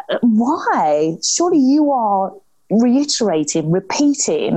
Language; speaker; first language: English; native; English